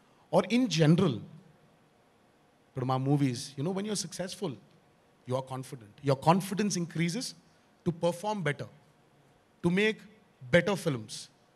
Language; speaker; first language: English; non-native, local second language; Telugu